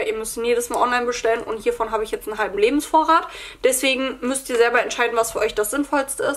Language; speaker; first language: German; native; German